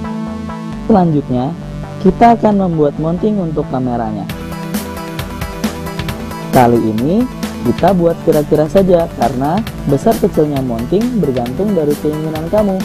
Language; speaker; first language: Indonesian; native; Indonesian